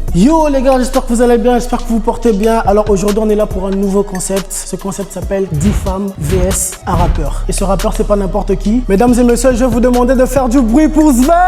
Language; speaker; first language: French; native; French